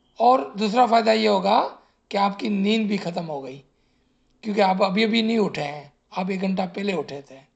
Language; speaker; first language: Urdu; non-native, local second language; Gujarati